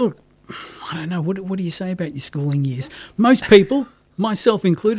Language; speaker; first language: English; native; English